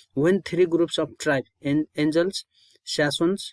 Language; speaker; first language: English; non-native, local second language; Nepali